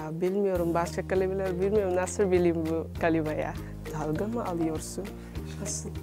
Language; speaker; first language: Turkish; non-native, learner; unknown